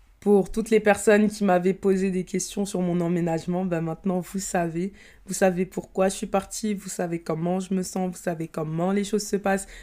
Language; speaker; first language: French; early bilingual, other home language; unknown